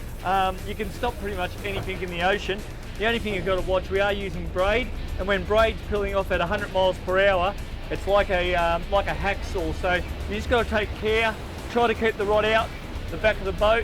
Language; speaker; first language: English; native; English